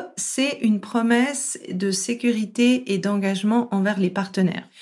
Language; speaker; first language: French; native; French